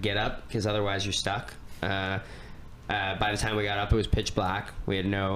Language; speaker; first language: English; native; English